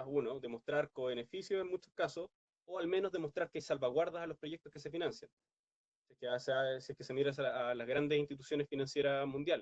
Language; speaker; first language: Spanish; native; Spanish